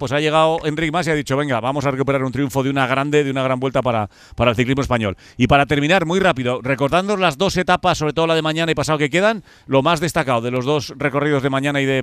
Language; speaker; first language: Spanish; native; Spanish